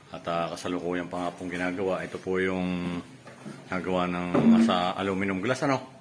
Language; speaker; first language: Filipino; native; Filipino